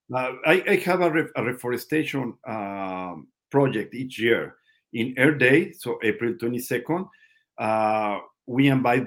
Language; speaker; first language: English; non-native, learner; Spanish